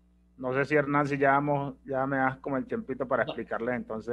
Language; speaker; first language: Spanish; native; Spanish